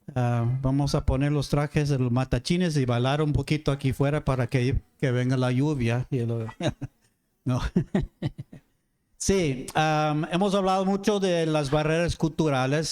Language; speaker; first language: Spanish; non-native, fluent; English